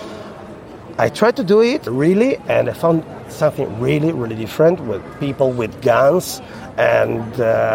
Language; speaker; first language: English; non-native, fluent; Italian